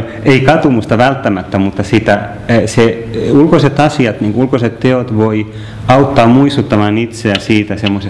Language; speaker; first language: Finnish; native; Finnish